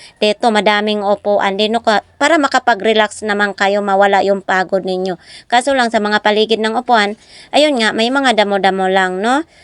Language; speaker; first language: Filipino; non-native, local second language; Masbatenyo